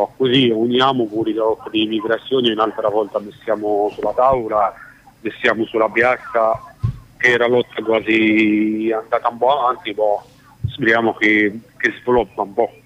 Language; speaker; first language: Italian; non-native, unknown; Arabic